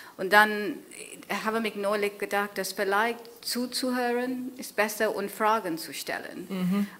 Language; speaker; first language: German; non-native, fluent; English